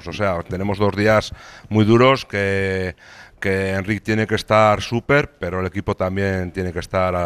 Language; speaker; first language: Spanish; native; Spanish